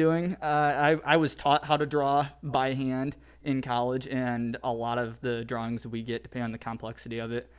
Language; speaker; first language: English; native; English